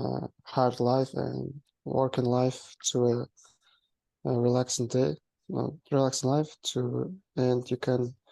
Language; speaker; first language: English; non-native, learner; Kazakh